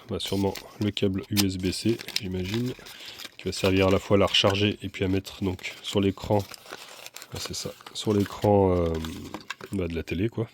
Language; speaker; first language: French; native; French